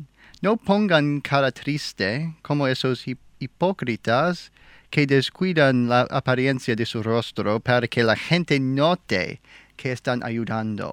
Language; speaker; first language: Spanish; non-native, learner; English